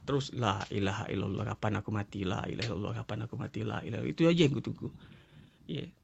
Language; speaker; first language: Indonesian; native; Indonesian